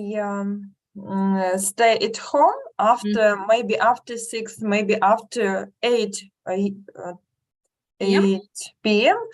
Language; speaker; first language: English; non-native, learner; Russian